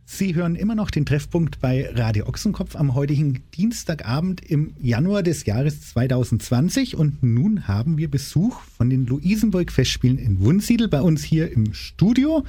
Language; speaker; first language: German; native; German